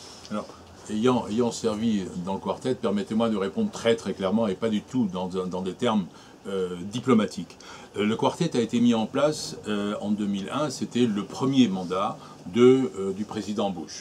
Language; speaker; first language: French; native; French